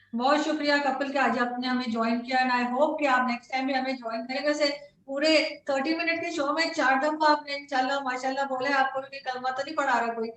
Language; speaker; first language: Urdu; native; Urdu